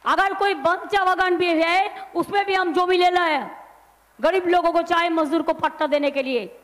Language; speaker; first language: Hindi; non-native, local second language; Bangla